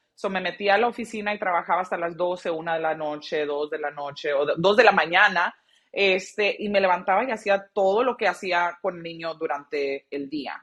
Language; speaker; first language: Spanish; early bilingual, heritage; Spanish